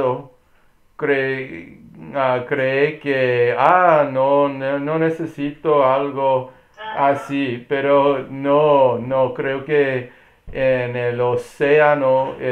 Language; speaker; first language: Spanish; non-native, learner; English